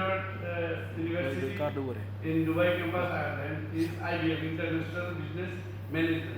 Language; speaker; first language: English; non-native, learner; Bangla